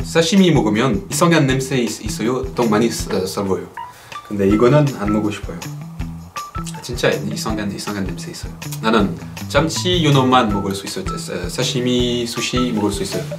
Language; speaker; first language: Korean; non-native, learner; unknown